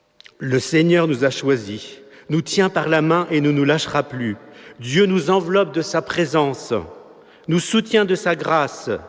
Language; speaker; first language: French; native; French